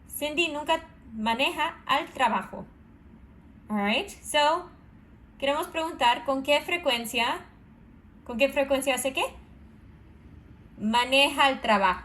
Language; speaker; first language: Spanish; non-native, fluent; English